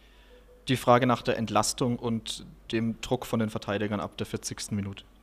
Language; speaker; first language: German; native; German